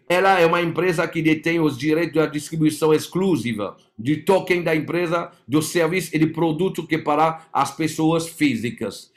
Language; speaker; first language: Portuguese; non-native, fluent; French